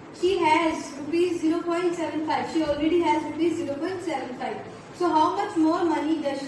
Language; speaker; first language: English; non-native, local second language; Hindi